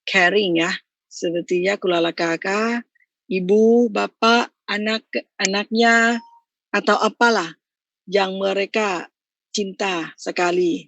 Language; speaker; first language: Indonesian; non-native, fluent; Thai